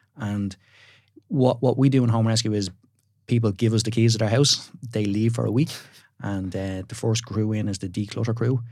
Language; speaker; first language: English; native; English